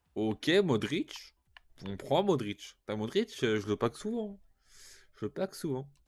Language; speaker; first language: French; native; French